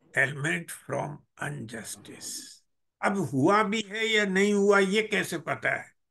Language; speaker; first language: Hindi; native; Hindi